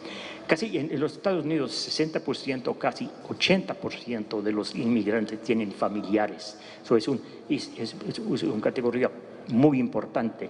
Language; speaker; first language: Spanish; non-native, fluent; English